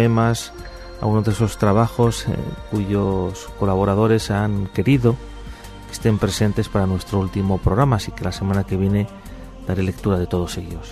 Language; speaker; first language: Spanish; native; Spanish